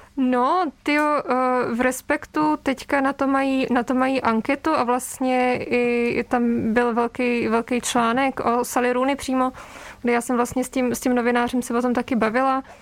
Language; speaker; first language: Czech; native; Czech